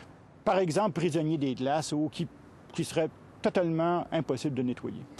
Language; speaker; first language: French; native; French